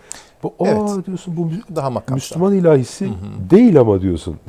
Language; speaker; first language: Turkish; native; Turkish